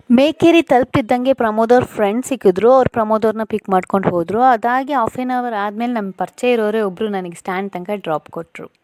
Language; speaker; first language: Kannada; non-native, local second language; Malayalam